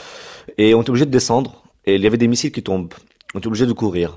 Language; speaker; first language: French; non-native, fluent; Arabic